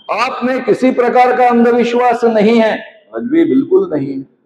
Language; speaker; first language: Hindi; non-native, local second language; Marathi